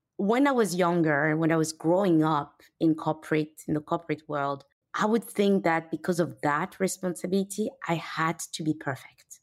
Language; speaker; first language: English; non-native, fluent; French